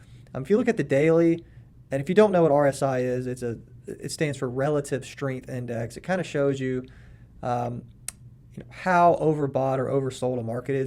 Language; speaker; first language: English; native; English